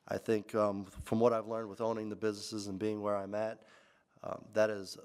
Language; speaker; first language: English; native; English